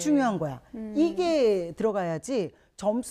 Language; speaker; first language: Korean; native; Korean